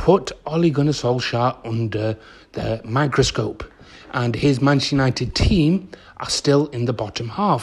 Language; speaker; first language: English; native; English